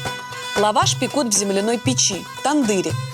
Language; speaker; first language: Russian; native; Russian